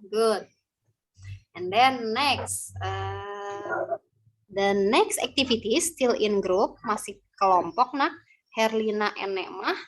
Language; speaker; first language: English; non-native, learner; Indonesian